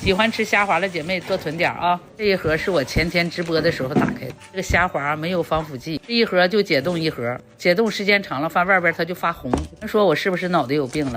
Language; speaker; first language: Chinese; native; Chinese